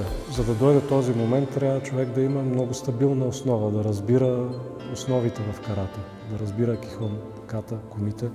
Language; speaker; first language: Bulgarian; native; Bulgarian